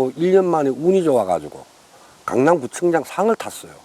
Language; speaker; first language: Korean; native; Korean